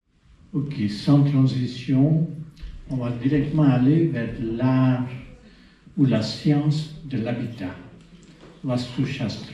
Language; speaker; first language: French; non-native, fluent; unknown